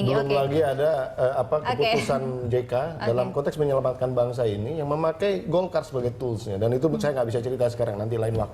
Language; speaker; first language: Indonesian; native; Indonesian